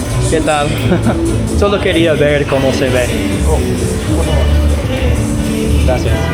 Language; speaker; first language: Spanish; non-native, learner; English